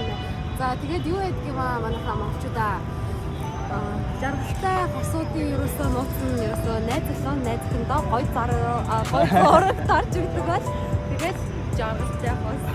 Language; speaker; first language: Mongolian; native; Mongolian